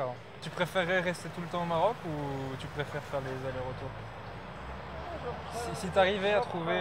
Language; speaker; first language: French; native; French